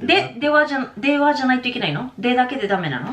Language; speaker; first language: Japanese; non-native, fluent; English